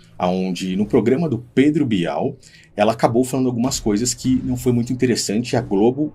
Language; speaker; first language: Portuguese; native; Portuguese